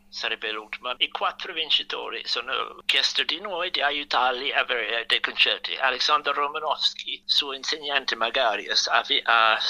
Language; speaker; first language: Italian; non-native, fluent; English